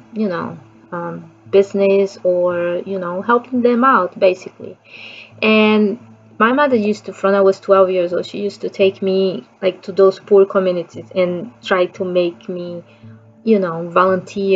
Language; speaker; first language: English; non-native, fluent; Portuguese